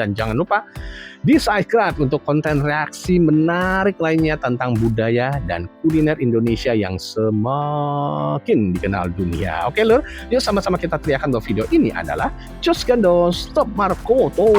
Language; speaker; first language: Indonesian; native; Indonesian